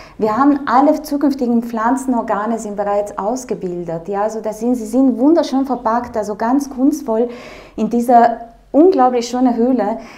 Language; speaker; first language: German; non-native, fluent; Romanian